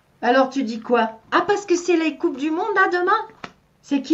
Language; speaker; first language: French; native; French